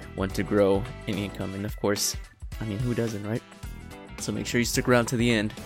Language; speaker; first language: English; early bilingual, other home language; Spanish